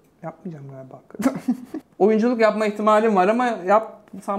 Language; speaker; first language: Turkish; native; Turkish